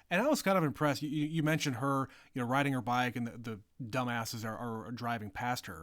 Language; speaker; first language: English; native; English